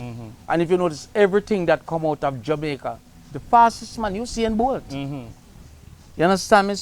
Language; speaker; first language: English; native; English